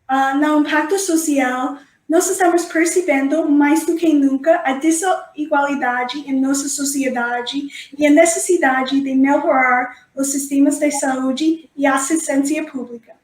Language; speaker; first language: Portuguese; non-native, fluent; English